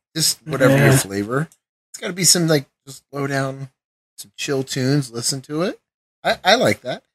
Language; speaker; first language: English; native; English